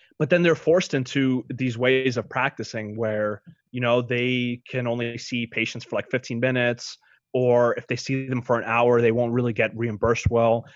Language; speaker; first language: English; early bilingual, other home language; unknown